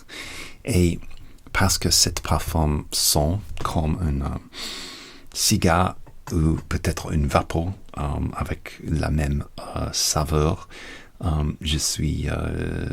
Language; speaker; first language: French; non-native, learner; English